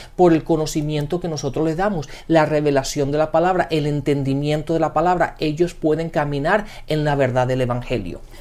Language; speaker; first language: Spanish; early bilingual, heritage; Spanish